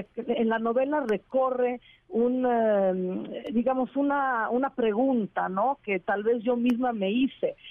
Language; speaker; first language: Spanish; non-native, fluent; Italian